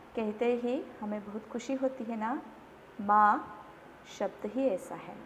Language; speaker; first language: Hindi; non-native, local second language; Kannada